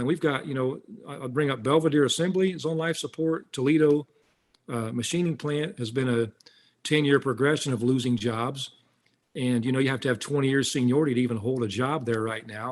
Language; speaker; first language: English; native; English